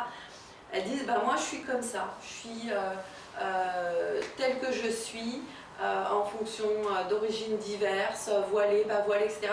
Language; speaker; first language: French; native; French